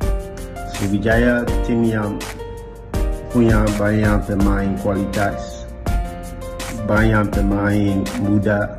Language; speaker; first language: Indonesian; non-native, learner; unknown